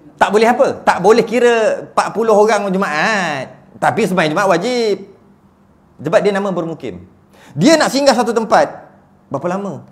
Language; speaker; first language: Malay; native; Malay